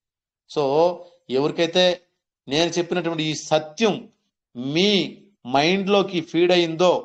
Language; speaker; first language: Telugu; native; Telugu